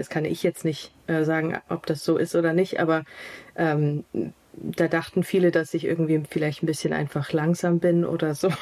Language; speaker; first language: German; early bilingual, heritage; English